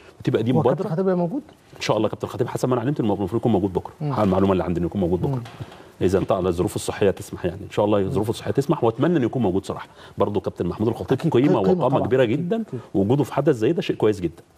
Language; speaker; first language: Arabic; native; Arabic